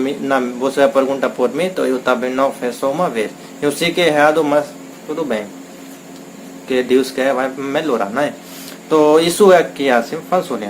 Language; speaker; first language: Portuguese; non-native, learner; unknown